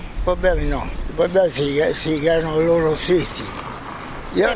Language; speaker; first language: Italian; native; Italian